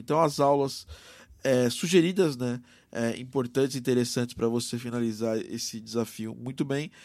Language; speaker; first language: Portuguese; native; Portuguese